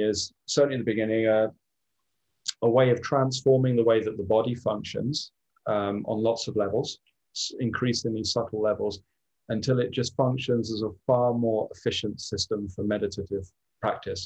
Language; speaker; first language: English; native; English